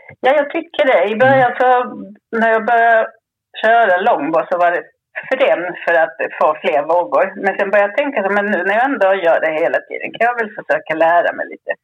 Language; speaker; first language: Swedish; early bilingual, other home language; Spanish